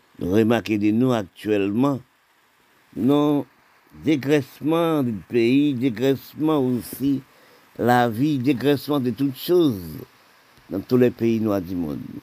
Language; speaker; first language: French; non-native, local second language; Haitian Creole